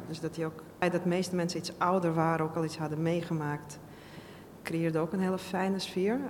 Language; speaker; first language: Dutch; non-native, fluent; Russian